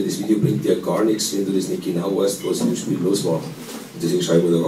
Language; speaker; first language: German; native; German